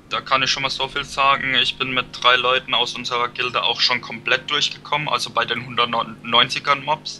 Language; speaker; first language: German; native; German